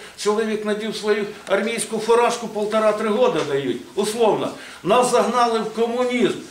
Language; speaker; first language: Ukrainian; non-native, local second language; Russian